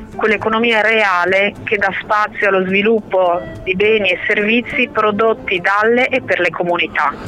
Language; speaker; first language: Italian; native; Italian